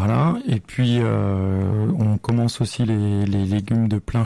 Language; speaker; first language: French; native; French